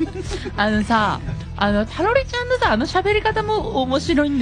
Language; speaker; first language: Japanese; native; Japanese